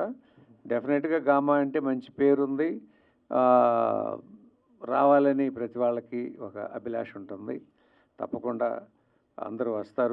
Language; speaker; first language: Telugu; native; Telugu